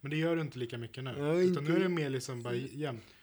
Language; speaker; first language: Swedish; native; Swedish